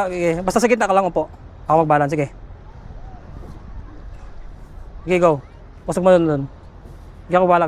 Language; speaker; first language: Filipino; non-native, local second language; Aklanon